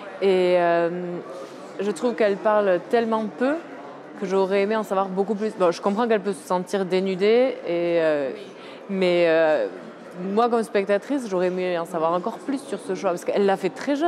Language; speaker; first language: French; native; French